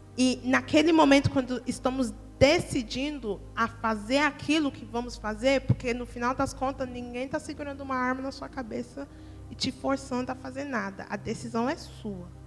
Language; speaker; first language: Portuguese; early bilingual, heritage; Portuguese